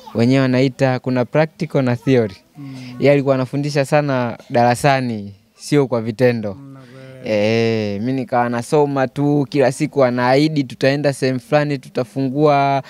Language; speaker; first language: Swahili; native; Swahili